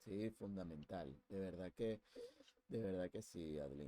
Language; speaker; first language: Spanish; native; Spanish